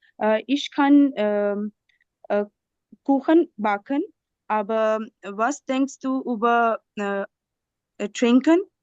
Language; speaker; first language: German; non-native, learner; Urdu